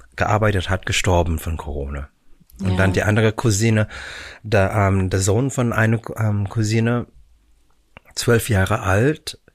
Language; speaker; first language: German; non-native, fluent; English